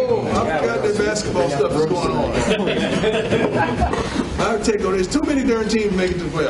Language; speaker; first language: English; native; English